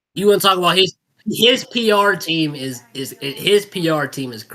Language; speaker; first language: English; native; English